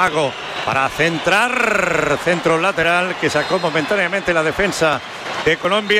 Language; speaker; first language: Spanish; native; Spanish